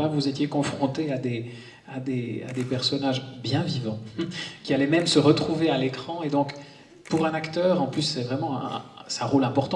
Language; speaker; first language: French; native; French